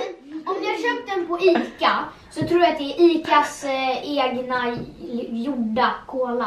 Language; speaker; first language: Swedish; native; Swedish